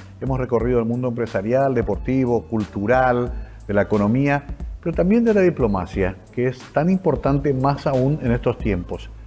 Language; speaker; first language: Spanish; native; Spanish